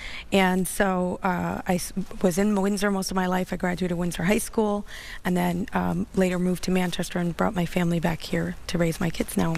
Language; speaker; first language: English; early bilingual, other home language; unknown